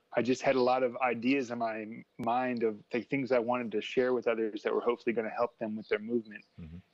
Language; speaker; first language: English; native; English